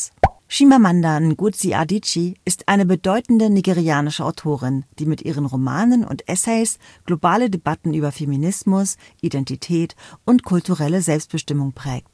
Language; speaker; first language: German; native; German